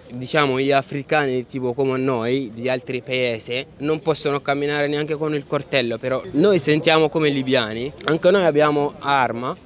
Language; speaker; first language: Italian; non-native, learner; Arabic